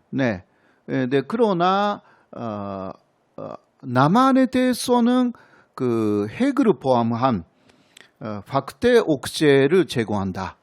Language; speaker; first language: Korean; non-native, fluent; Japanese